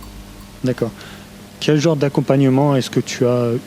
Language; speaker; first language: French; native; French